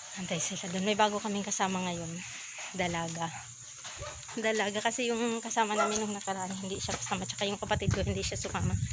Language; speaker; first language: Filipino; native; Filipino